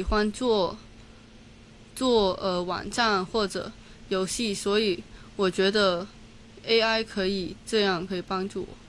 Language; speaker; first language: Chinese; non-native, learner; Cantonese